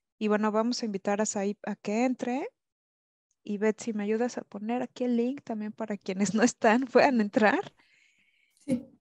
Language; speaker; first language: Spanish; native; Spanish